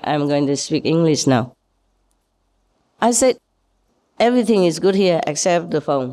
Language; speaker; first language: English; non-native, fluent; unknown